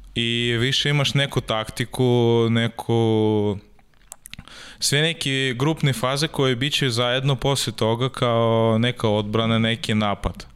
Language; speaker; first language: Serbian; non-native, learner; Russian